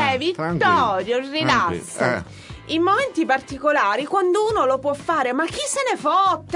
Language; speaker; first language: Italian; native; Italian